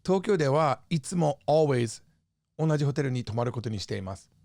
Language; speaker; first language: Japanese; non-native, fluent; English